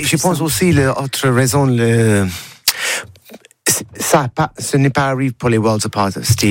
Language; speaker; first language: French; non-native, learner; English